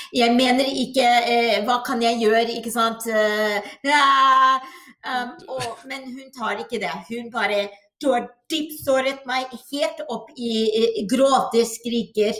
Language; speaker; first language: Norwegian; non-native, fluent; English